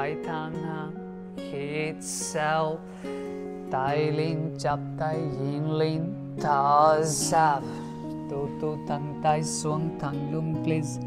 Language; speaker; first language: Vietnamese; non-native, learner; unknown